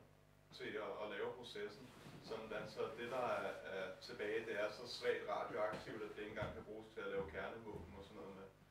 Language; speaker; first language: Danish; native; Danish